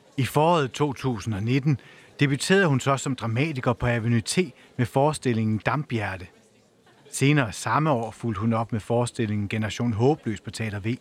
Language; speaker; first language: Danish; native; Danish